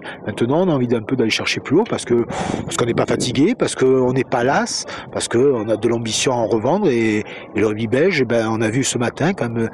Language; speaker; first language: French; native; French